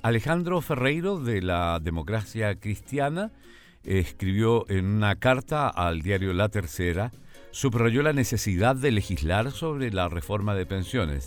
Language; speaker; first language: Spanish; native; Spanish